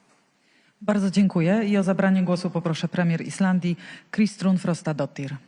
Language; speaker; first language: Polish; native; Polish